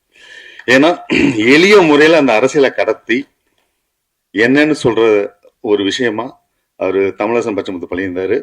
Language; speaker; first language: Tamil; native; Tamil